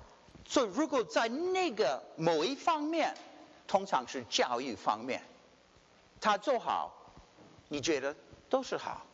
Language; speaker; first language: Chinese; early bilingual, heritage; Chinese